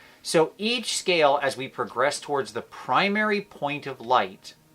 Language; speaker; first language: English; native; English